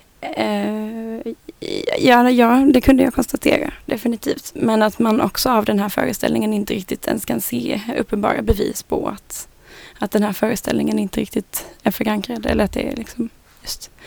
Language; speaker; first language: Swedish; native; Swedish